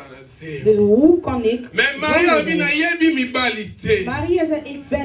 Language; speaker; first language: Dutch; non-native, learner; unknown